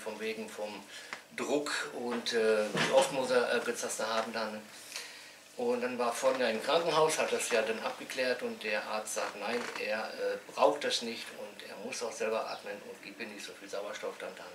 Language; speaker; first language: German; native; German